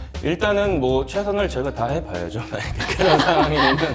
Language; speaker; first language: Korean; native; Korean